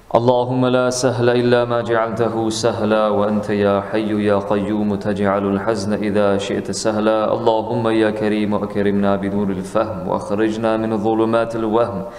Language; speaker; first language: Arabic; non-native, fluent; English